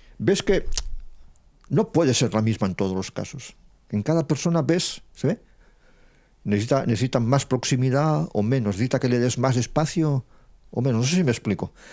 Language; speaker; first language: Spanish; non-native, local second language; Catalan